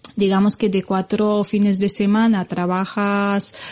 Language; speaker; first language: Spanish; non-native, fluent; Romanian